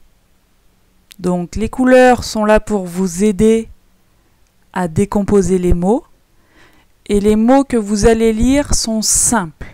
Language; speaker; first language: French; native; French